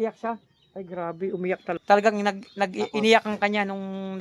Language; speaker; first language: Filipino; native; Filipino